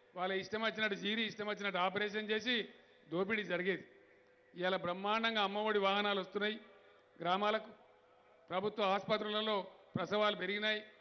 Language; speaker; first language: Telugu; native; Telugu